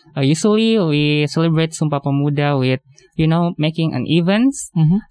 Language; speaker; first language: English; non-native, fluent; Indonesian